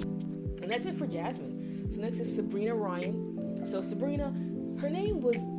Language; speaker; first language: English; native; English